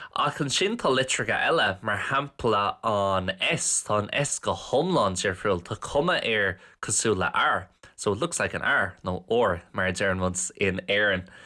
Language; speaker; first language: Irish; non-native, local second language; English